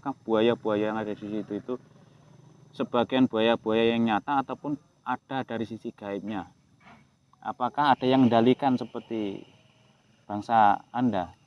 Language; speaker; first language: Indonesian; native; Indonesian